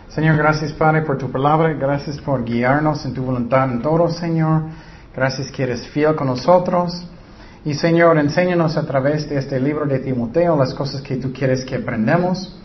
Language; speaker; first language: Spanish; non-native, learner; English